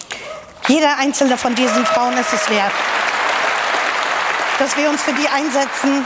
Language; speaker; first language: German; non-native, fluent; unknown